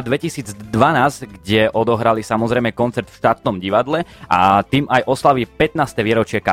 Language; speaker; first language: Slovak; native; Slovak